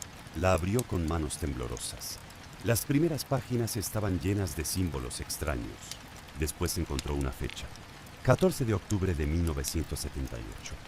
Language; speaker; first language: Spanish; native; Spanish